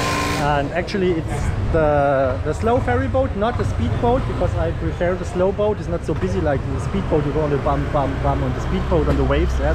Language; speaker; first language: English; non-native, fluent; German